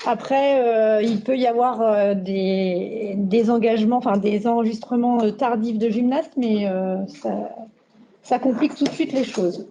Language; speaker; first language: French; native; French